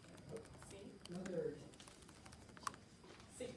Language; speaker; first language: Spanish; non-native, learner; English